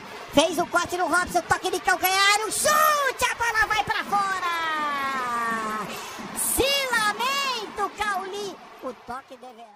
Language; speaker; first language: Portuguese; native; Portuguese